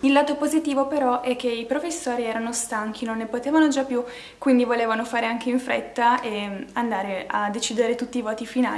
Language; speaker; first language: Italian; native; Italian